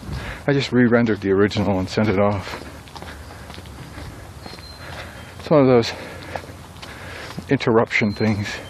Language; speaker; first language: English; native; English